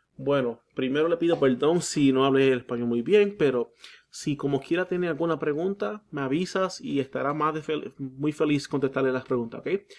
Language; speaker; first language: Spanish; early bilingual, heritage; Spanish